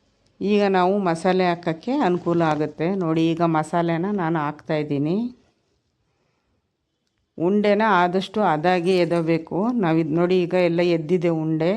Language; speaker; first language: Kannada; native; Kannada